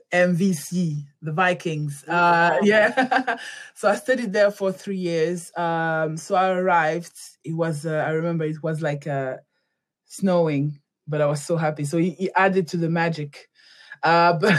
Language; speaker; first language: English; non-native, fluent; French